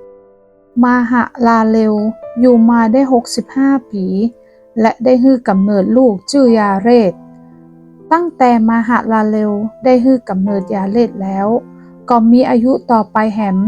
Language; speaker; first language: Thai; non-native, local second language; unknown